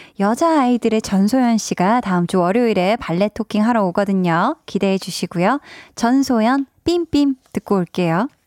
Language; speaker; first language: Korean; native; Korean